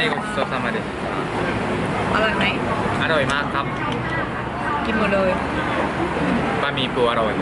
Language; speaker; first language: Thai; non-native, learner; Japanese